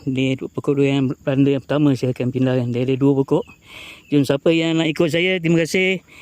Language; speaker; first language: Malay; native; Malay